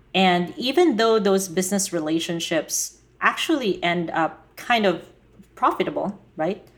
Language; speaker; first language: English; non-native, local second language; Filipino